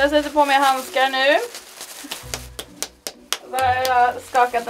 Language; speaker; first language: Swedish; native; Swedish